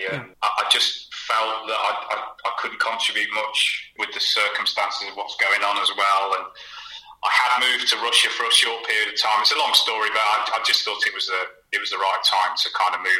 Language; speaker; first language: English; native; English